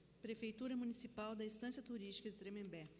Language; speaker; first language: Portuguese; native; Portuguese